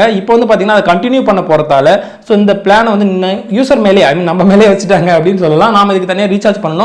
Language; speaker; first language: Tamil; native; Tamil